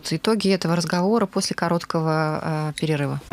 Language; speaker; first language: Russian; native; Russian